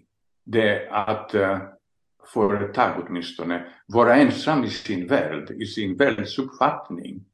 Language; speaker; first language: Swedish; non-native, fluent; Greek